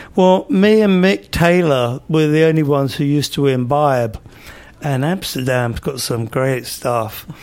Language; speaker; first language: English; native; English